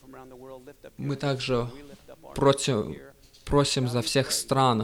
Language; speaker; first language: Russian; early bilingual, heritage; Russian